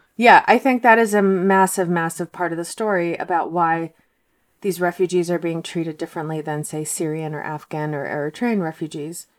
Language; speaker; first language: English; early bilingual, heritage; Russian